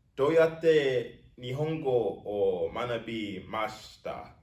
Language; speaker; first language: Japanese; non-native, learner; English